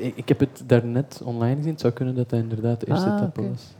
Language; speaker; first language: Dutch; non-native, fluent; French